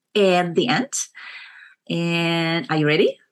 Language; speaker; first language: English; non-native, fluent; Kazakh